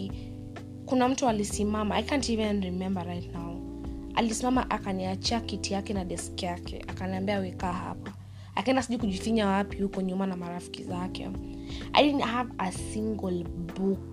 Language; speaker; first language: English; non-native, local second language; Swahili